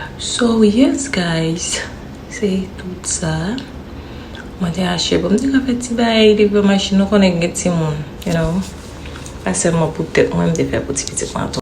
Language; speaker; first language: French; non-native, learner; Haitian Creole